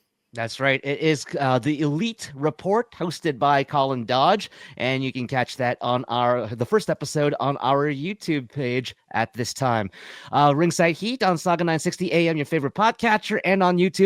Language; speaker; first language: English; native; English